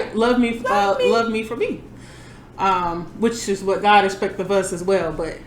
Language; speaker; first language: English; native; English